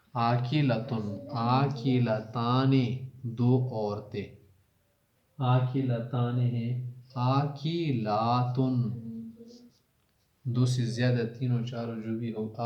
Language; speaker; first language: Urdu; native; Urdu